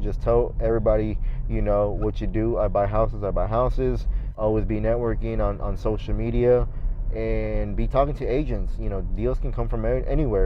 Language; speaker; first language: English; native; English